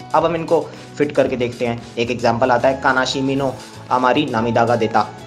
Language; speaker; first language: Hindi; native; Hindi